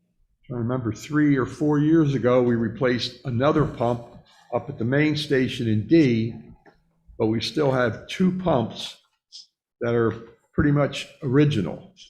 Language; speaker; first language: English; native; English